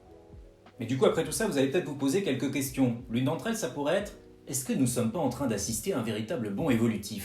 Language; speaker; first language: French; native; French